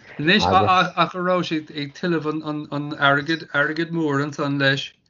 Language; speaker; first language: Irish; native; Irish